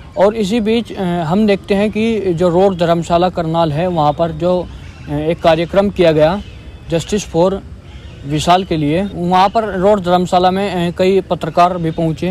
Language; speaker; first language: Hindi; native; Hindi